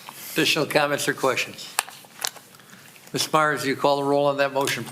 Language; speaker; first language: English; native; English